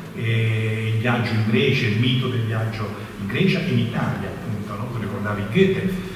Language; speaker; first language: Italian; native; Italian